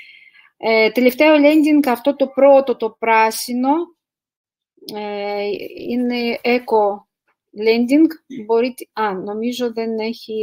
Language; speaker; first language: Greek; non-native, fluent; Russian